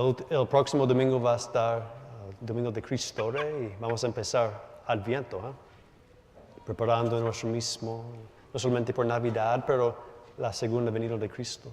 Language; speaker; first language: Spanish; non-native, learner; English